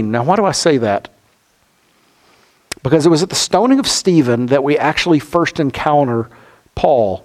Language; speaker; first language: English; native; English